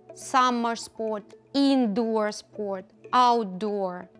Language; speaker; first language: English; non-native, fluent; Ukrainian